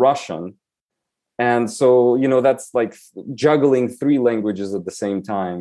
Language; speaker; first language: English; non-native, fluent; Romanian